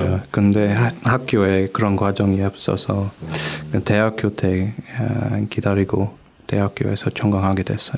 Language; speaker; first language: Korean; non-native, fluent; English